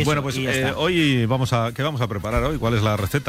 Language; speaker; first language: Spanish; native; Spanish